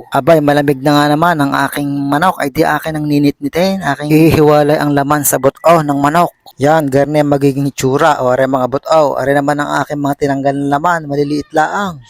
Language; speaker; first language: Filipino; native; Filipino